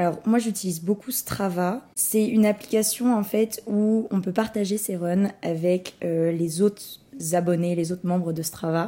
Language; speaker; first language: French; native; French